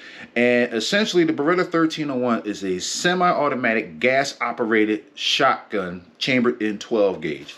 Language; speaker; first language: English; native; English